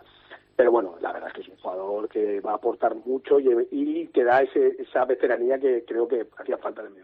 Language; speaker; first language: Spanish; native; Spanish